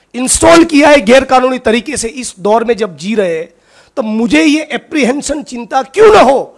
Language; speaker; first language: Hindi; non-native, local second language; Gujarati